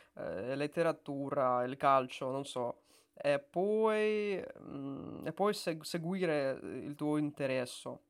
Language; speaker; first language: Italian; non-native, learner; Russian